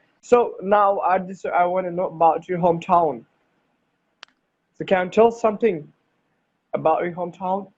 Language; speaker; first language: English; non-native, learner; Bangla